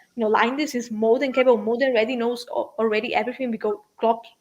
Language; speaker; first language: English; non-native, fluent; Italian